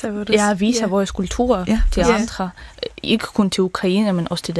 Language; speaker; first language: Danish; non-native, fluent; Ukrainian